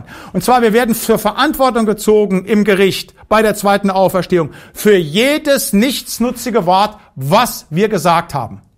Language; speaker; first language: German; native; German